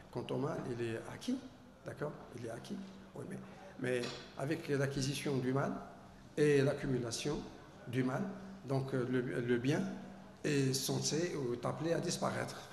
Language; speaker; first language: French; non-native, local second language; Arabic